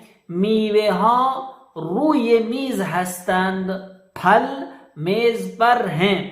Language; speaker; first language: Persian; non-native, fluent; Urdu